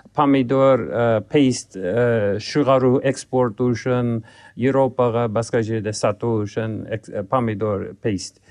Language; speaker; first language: Kazakh; non-native, learner; English